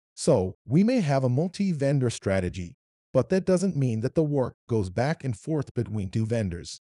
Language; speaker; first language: English; non-native, fluent; Arabic